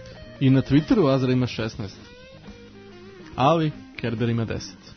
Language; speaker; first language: Croatian; native; Croatian